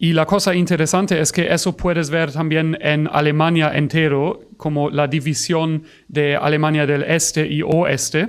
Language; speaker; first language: Spanish; non-native, fluent; German